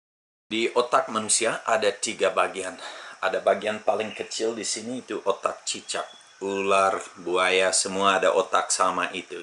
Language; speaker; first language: Indonesian; non-native, fluent; English